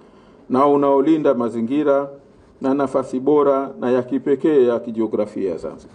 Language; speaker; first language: Swahili; native; Swahili